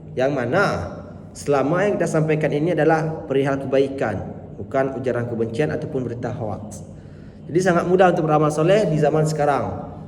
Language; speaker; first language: Malay; non-native, local second language; Achinese